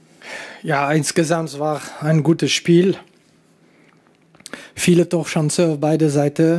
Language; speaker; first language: German; non-native, local second language; French